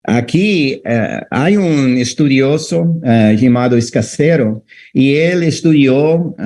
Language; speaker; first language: Spanish; non-native, fluent; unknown